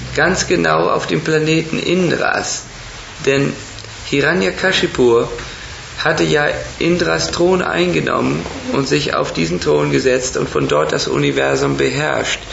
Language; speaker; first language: German; native; German